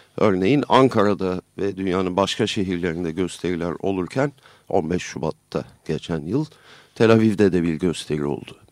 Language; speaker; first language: Turkish; native; Turkish